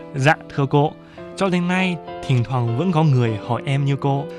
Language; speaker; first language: Vietnamese; non-native, fluent; Chinese